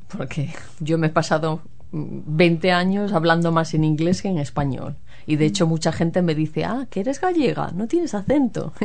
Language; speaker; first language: Spanish; native; Spanish